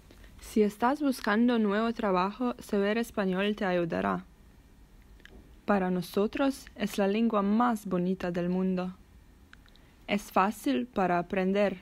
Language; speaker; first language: Spanish; non-native, learner; Slovenian